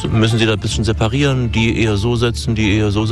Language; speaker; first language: German; native; German